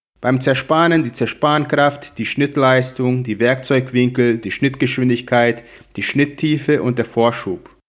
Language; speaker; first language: German; non-native, fluent; Portuguese